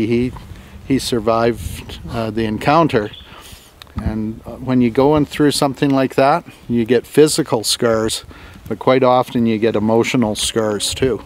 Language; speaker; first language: English; native; English